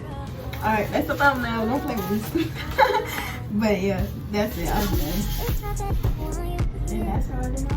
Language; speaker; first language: English; native; English